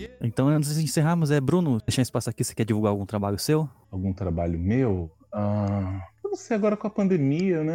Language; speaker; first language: Portuguese; native; Portuguese